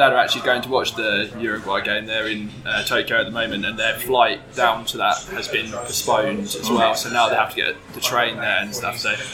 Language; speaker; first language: English; native; English